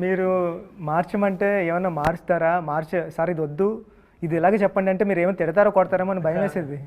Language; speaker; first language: Telugu; native; Telugu